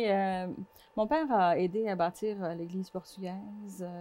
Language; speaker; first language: French; non-native, fluent; Portuguese